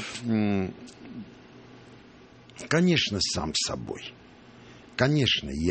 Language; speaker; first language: Russian; non-native, local second language; Armenian